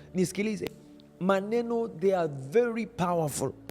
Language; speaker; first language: English; non-native, local second language; Swahili